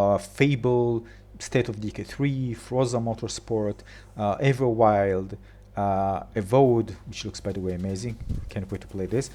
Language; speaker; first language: English; non-native, fluent; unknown